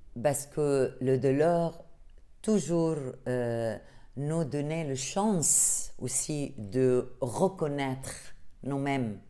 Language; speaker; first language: French; non-native, learner; Arabic